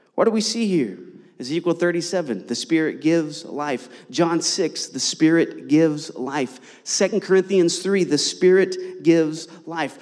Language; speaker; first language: English; native; English